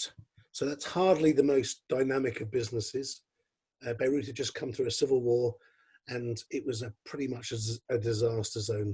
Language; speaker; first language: English; native; English